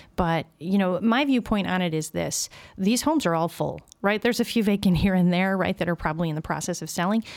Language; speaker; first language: English; native; English